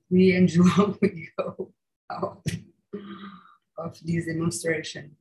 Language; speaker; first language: English; non-native, learner; Portuguese